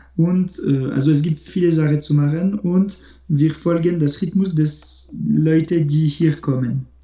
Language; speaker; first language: German; non-native, fluent; French